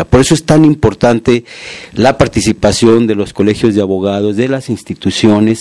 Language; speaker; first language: Spanish; native; Spanish